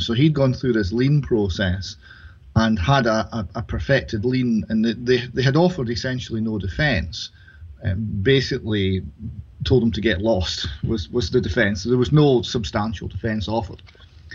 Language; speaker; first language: English; native; English